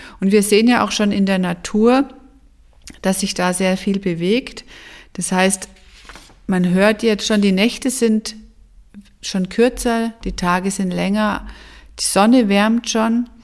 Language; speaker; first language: German; native; German